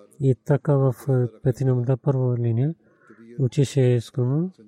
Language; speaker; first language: Bulgarian; non-native, learner; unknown